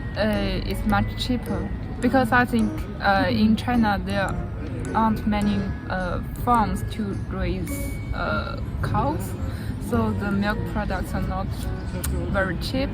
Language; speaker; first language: English; non-native, fluent; Chinese